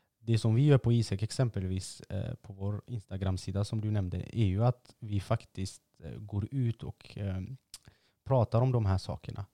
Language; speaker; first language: Swedish; early bilingual, other home language; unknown